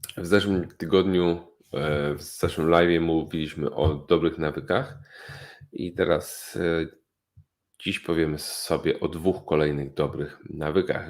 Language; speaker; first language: Polish; native; Polish